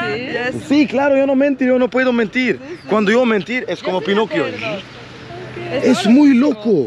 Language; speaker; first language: Spanish; non-native, learner; Swedish